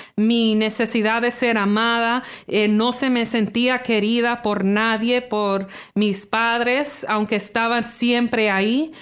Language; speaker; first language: Spanish; early bilingual, heritage; English